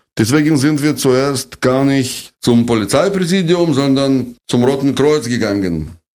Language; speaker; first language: German; non-native, fluent; Russian